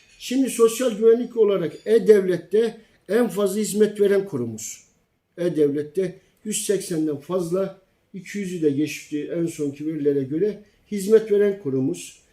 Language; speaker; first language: Turkish; native; Turkish